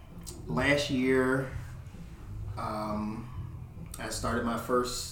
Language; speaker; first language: English; native; English